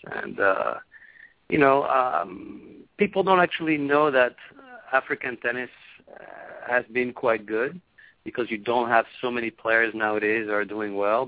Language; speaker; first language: English; non-native, local second language; French